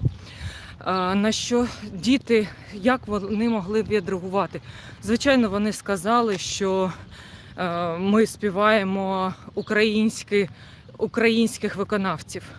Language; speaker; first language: Ukrainian; non-native, local second language; Russian